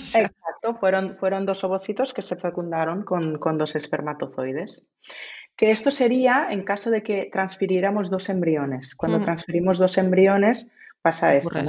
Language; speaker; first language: Spanish; native; Spanish